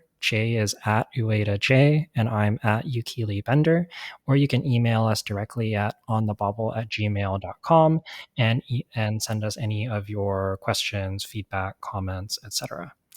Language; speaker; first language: English; native; English